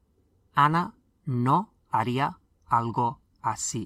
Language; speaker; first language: Spanish; non-native, fluent; English